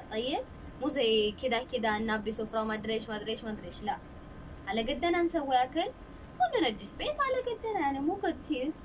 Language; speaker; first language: Arabic; non-native, learner; Amharic